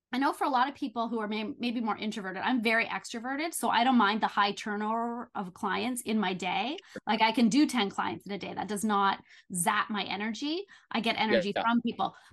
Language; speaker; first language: English; native; English